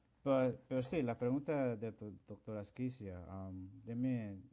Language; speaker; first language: Spanish; non-native, local second language; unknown